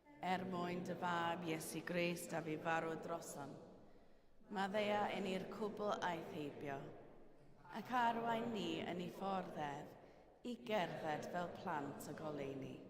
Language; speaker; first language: Welsh; native; Welsh